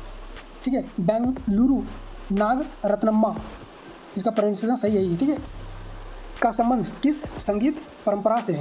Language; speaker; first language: Hindi; native; Hindi